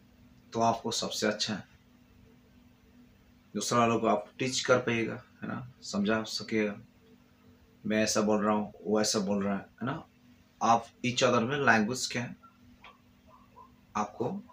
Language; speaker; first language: Hindi; non-native, fluent; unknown